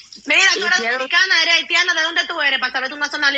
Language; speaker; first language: Spanish; native; Spanish